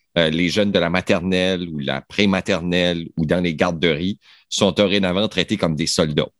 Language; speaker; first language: French; native; French